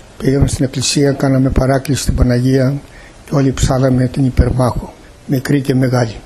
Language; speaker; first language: Greek; native; Greek